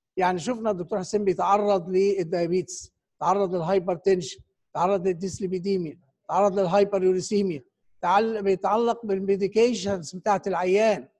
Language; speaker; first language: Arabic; native; Arabic